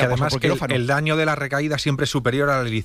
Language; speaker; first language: Spanish; native; Spanish